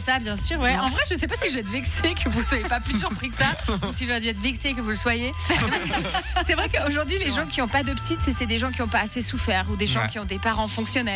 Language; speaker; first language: French; native; French